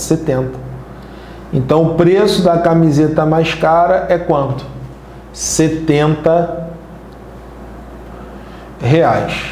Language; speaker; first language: Portuguese; native; Portuguese